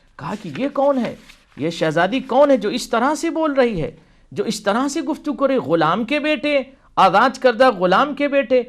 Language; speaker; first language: Urdu; native; Urdu